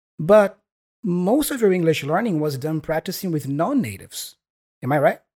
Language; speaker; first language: English; non-native, fluent; Portuguese